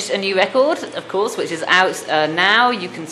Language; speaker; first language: English; native; English